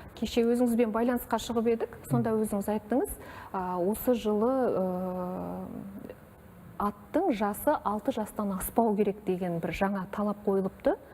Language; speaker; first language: Kazakh; native; Kazakh